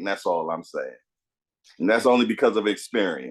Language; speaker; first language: English; native; English